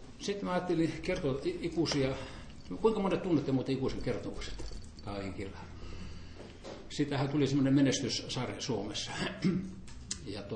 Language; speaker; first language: Finnish; native; Finnish